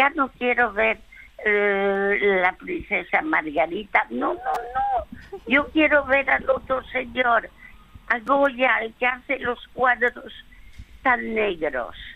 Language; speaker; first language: Spanish; early bilingual, other home language; French